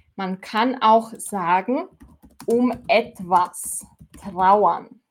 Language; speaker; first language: German; native; German